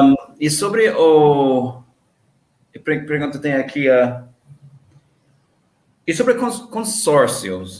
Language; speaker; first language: Portuguese; non-native, learner; English